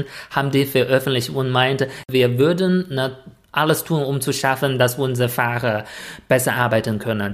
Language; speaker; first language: German; non-native, fluent; Chinese